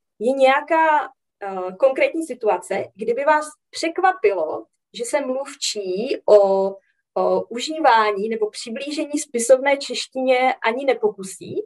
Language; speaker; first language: Czech; native; Czech